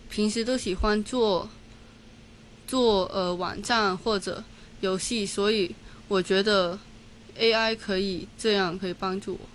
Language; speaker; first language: Chinese; non-native, local second language; Cantonese